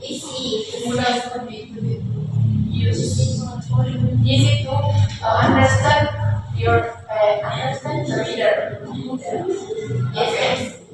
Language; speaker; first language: English; non-native, learner; Indonesian